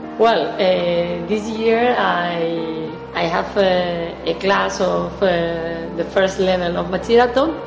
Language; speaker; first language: English; non-native, fluent; Spanish